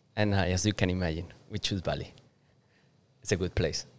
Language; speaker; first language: English; non-native, fluent; Spanish